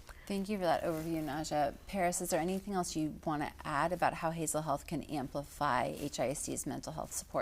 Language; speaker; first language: English; native; English